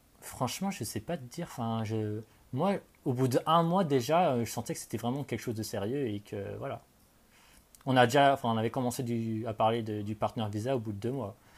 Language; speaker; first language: French; native; French